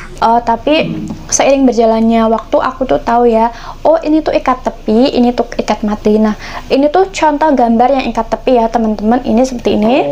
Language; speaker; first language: Indonesian; native; Indonesian